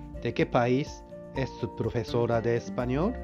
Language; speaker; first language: Spanish; non-native, fluent; Japanese